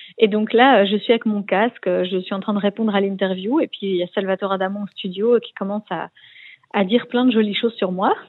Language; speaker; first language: French; native; French